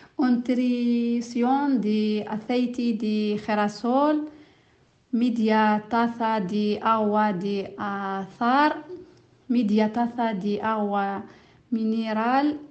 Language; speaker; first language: Spanish; non-native, learner; Kabyle